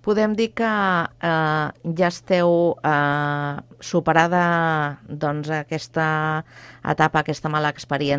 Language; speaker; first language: Catalan; native; Catalan